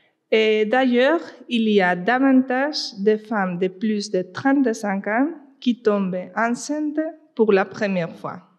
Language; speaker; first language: French; non-native, fluent; Spanish